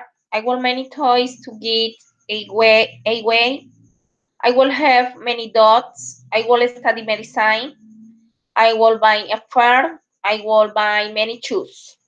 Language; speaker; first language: English; non-native, learner; Spanish